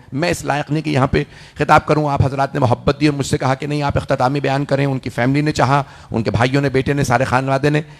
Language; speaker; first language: Urdu; early bilingual, heritage; Urdu